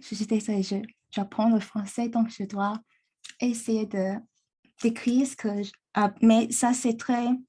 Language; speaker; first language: French; non-native, learner; Chinese